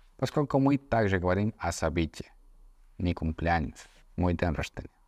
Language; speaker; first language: Russian; non-native, fluent; Spanish